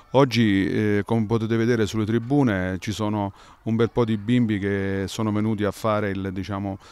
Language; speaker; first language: Italian; native; Italian